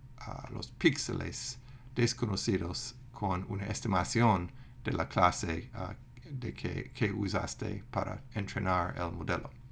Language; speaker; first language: Spanish; non-native, fluent; English